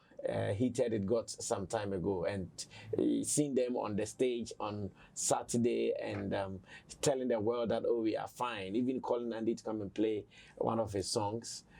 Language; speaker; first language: English; non-native, local second language; Akan